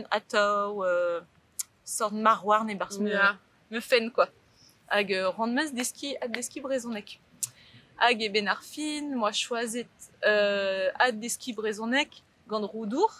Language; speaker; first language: French; native; French